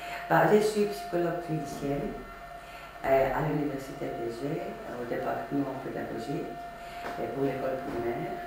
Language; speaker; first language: French; non-native, fluent; Greek